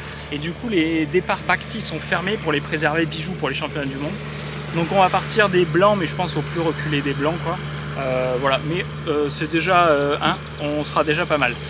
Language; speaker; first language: French; native; French